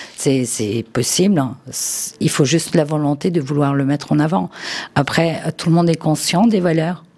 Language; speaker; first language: French; early bilingual, other home language; Turkish